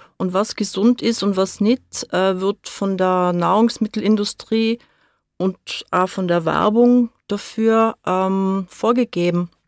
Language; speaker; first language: German; native; German